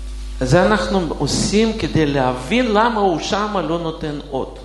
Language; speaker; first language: Hebrew; non-native, fluent; Russian